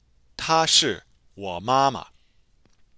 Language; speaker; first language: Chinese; non-native, fluent; English